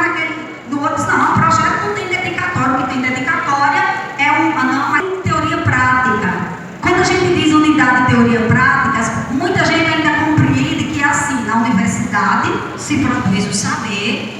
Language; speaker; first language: Portuguese; native; Portuguese